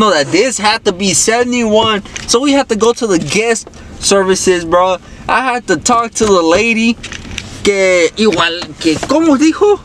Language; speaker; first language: English; early bilingual, other home language; Spanish